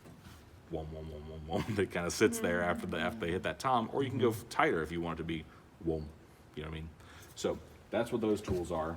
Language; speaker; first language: English; native; English